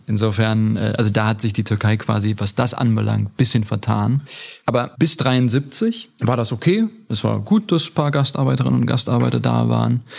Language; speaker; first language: German; early bilingual, other home language; Turkish